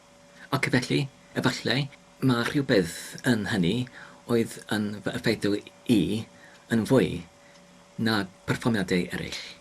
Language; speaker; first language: Welsh; non-native, learner; English